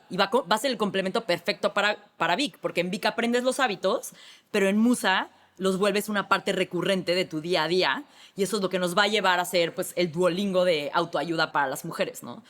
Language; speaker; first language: Spanish; native; Spanish